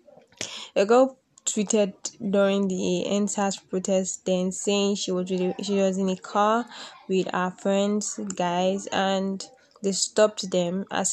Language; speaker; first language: English; non-native, local second language; Yoruba